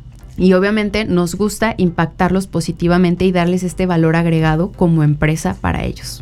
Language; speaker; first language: Spanish; native; Spanish